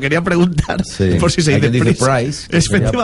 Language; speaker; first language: Spanish; native; Spanish